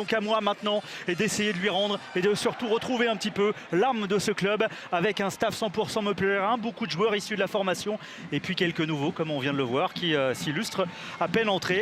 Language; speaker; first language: French; native; French